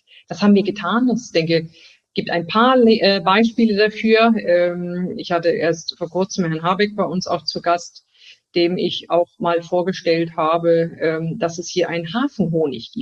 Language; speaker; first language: German; native; German